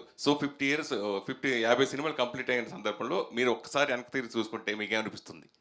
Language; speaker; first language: Telugu; native; Telugu